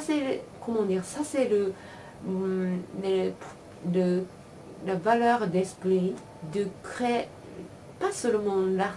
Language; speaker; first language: French; non-native, learner; Japanese